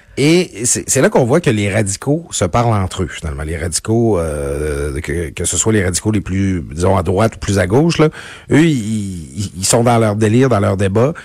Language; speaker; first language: French; native; French